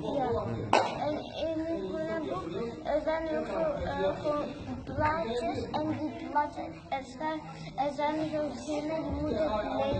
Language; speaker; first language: Dutch; early bilingual, other home language; Uyghur